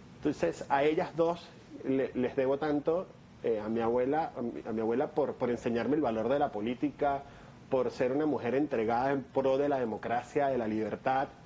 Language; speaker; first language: Spanish; native; Spanish